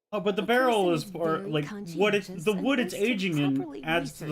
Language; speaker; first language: English; native; English